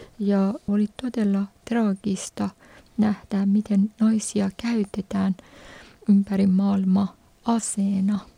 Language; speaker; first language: Finnish; non-native, fluent; Persian